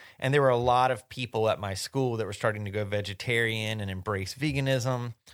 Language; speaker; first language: English; native; English